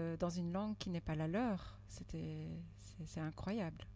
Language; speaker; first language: French; native; French